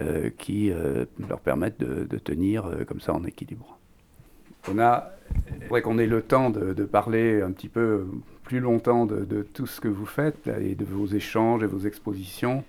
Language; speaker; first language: French; native; French